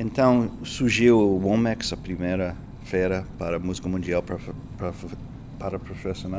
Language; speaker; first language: Portuguese; non-native, fluent; English